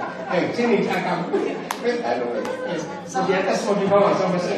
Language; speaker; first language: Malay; non-native, local second language; Javanese